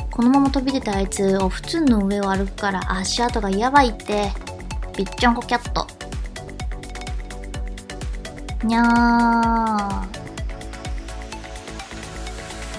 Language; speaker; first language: Japanese; native; Japanese